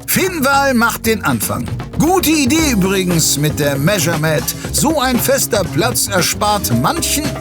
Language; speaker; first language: German; native; German